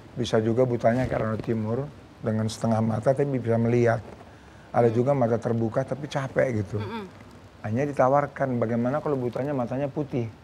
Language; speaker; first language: Indonesian; native; Indonesian